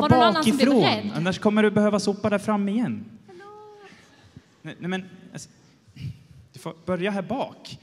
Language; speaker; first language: Swedish; native; Swedish